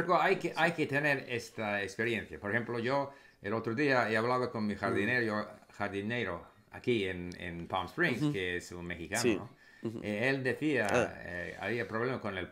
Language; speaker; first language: Spanish; non-native, fluent; English